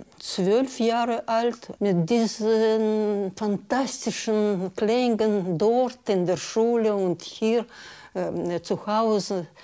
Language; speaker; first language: German; non-native, learner; Russian